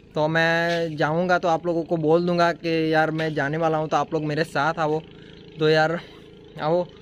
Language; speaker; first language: Hindi; non-native, local second language; Gujarati